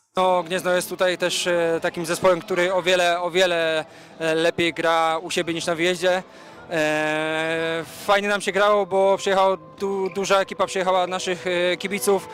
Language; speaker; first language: Polish; native; Polish